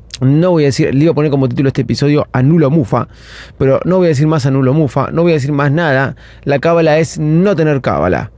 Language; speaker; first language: Spanish; native; Spanish